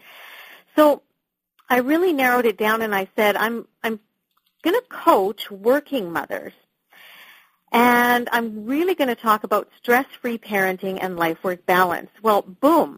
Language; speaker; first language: English; native; English